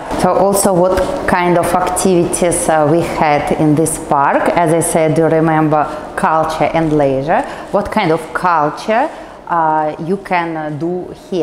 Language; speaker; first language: English; non-native, fluent; Russian